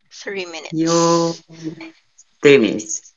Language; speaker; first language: English; non-native, learner; Japanese